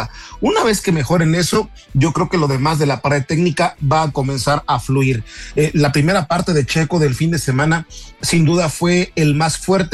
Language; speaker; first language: Spanish; native; Spanish